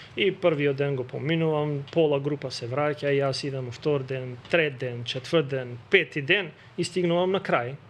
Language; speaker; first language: Macedonian; non-native, local second language; Albanian